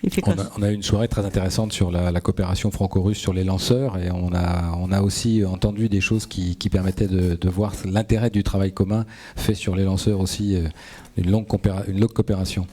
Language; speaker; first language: French; native; French